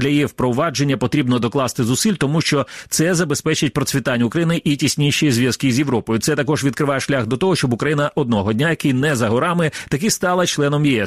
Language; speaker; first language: Ukrainian; native; Ukrainian